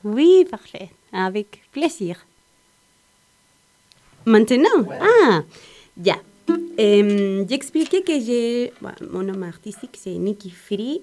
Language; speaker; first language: French; non-native, learner; Spanish